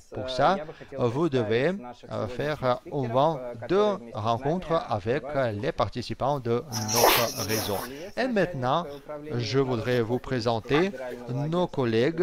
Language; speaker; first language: French; non-native, fluent; Russian